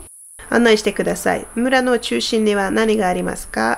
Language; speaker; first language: Japanese; non-native, fluent; Hungarian